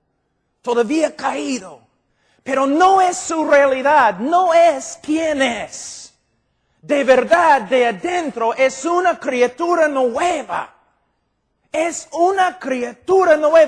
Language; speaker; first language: Spanish; non-native, fluent; English